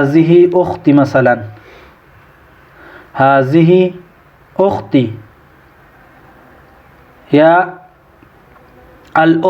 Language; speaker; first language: Arabic; non-native, fluent; Pashto